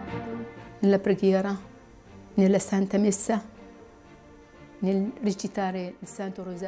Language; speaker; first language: Italian; non-native, fluent; Assyrian Neo-Aramaic